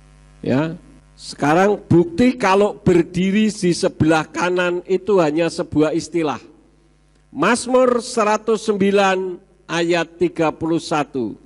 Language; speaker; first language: Indonesian; native; Indonesian